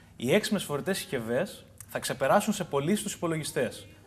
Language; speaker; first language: Greek; native; Greek